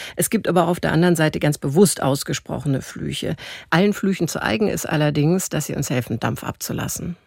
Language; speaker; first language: German; native; German